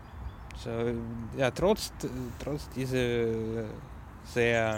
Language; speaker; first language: German; non-native, learner; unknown